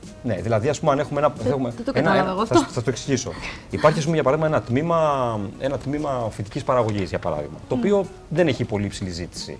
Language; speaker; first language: Greek; native; Greek